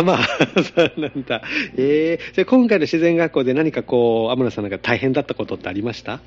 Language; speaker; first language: Japanese; native; Japanese